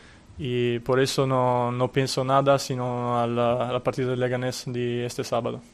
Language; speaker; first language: Spanish; non-native, fluent; Italian